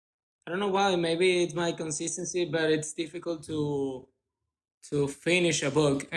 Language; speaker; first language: English; non-native, learner; Spanish